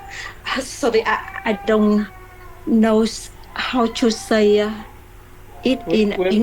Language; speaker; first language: English; non-native, learner; Vietnamese